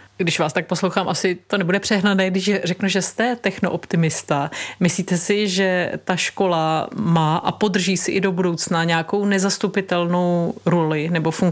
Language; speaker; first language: Czech; native; Czech